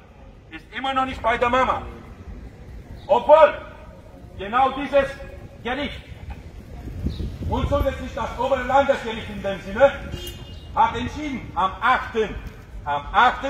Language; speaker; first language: German; non-native, fluent; Romanian